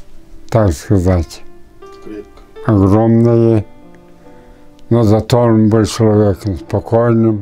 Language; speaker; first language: Russian; non-native, local second language; Buriat